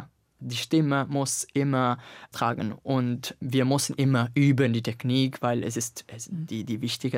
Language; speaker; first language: German; non-native, learner; Italian